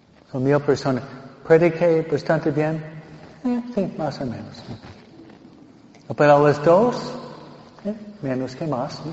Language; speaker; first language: Spanish; non-native, fluent; English